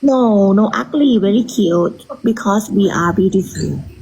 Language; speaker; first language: English; non-native, learner; Thai